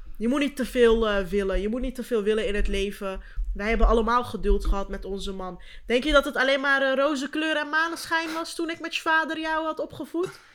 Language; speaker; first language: Dutch; early bilingual, other home language; Turkish